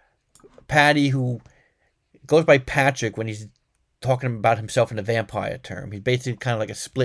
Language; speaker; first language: English; native; English